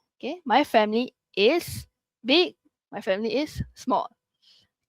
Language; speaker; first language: English; non-native, local second language; Malay